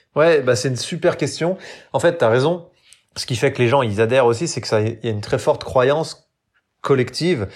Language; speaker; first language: French; native; French